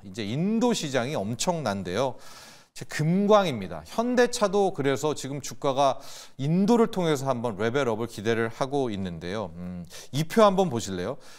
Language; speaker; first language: Korean; native; Korean